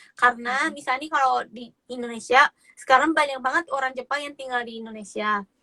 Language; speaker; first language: Indonesian; non-native, fluent; Japanese